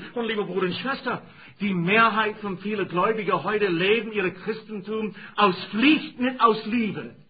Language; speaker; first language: German; non-native, fluent; English